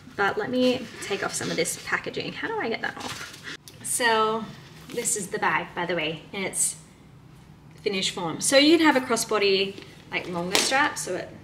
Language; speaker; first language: English; native; English